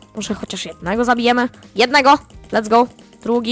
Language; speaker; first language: Polish; native; Polish